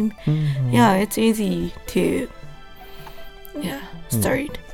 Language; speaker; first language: English; non-native, learner; Japanese